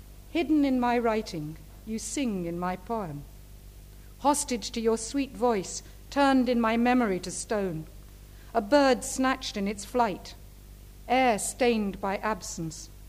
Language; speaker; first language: English; native; English